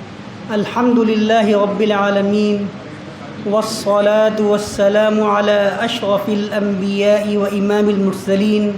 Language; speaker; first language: Arabic; non-native, fluent; Urdu